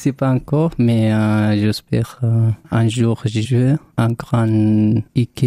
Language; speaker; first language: French; non-native, learner; Arabic